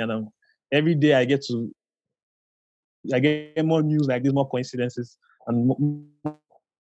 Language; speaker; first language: English; non-native, local second language; Igbo